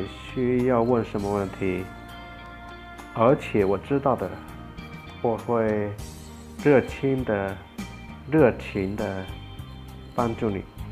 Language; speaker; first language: Chinese; non-native, fluent; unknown